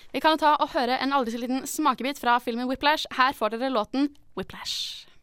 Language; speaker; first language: Norwegian; native; Norwegian